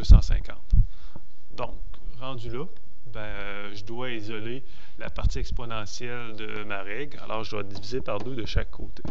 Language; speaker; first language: French; native; French